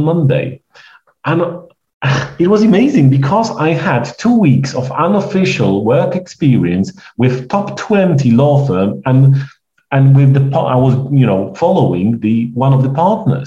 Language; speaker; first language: English; non-native, fluent; Polish